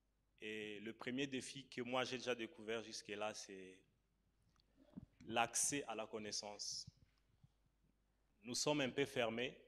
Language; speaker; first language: French; non-native, local second language; Swahili